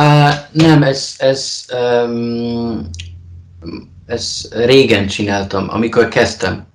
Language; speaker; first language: Hungarian; non-native, learner; Polish